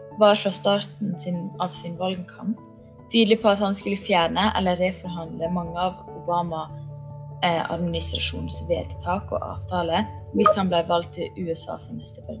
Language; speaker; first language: Norwegian; native; Norwegian